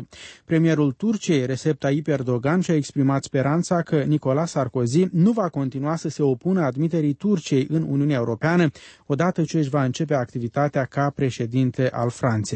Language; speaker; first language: Romanian; native; Romanian